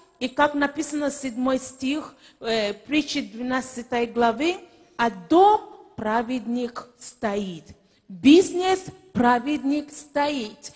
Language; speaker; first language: Russian; non-native, fluent; Yoruba